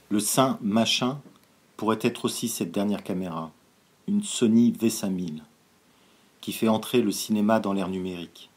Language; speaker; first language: French; native; French